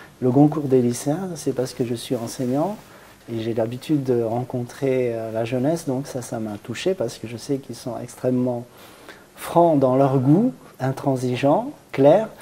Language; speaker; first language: French; native; French